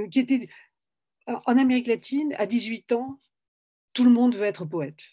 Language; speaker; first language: French; native; French